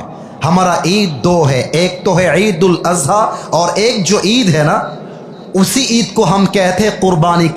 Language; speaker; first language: Hindi; non-native, fluent; Bangla